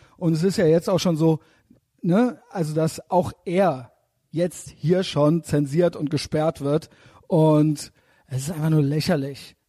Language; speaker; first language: German; native; German